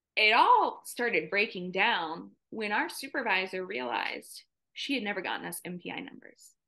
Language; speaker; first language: English; native; English